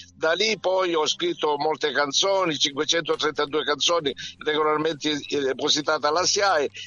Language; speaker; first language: Italian; native; Italian